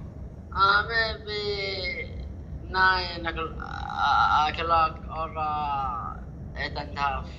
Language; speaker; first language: English; non-native, learner; Arabic